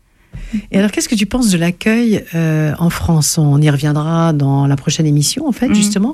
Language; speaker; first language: French; native; French